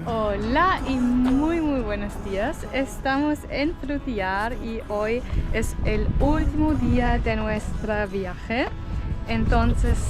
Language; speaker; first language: Spanish; non-native, fluent; German